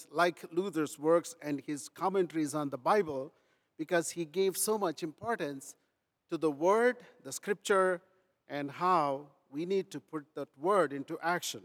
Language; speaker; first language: English; non-native, local second language; Telugu